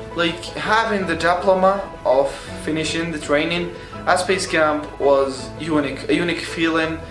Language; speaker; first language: English; non-native, fluent; Arabic